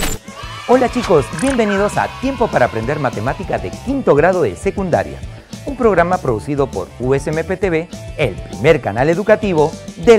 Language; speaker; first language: Spanish; native; Spanish